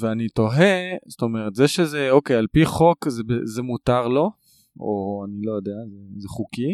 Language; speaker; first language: Hebrew; native; Hebrew